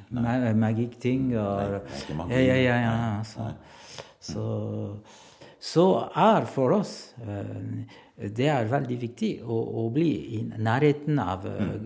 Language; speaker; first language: Norwegian; non-native, learner; French